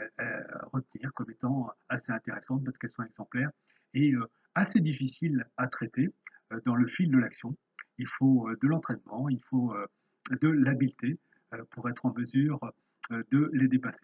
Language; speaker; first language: French; native; French